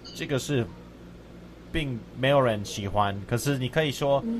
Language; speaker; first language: Chinese; non-native, fluent; English